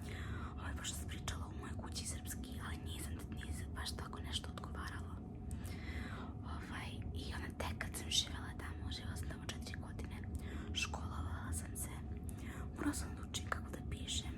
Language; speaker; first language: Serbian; early bilingual, heritage; Serbian